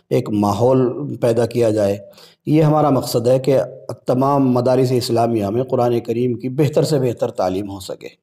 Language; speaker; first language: Urdu; native; Urdu